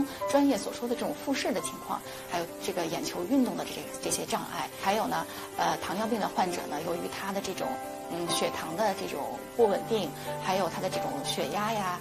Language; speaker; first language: Chinese; native; Chinese